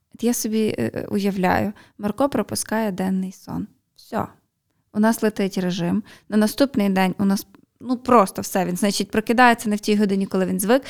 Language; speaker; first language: Ukrainian; native; Ukrainian